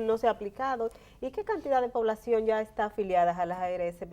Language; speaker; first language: Spanish; native; Spanish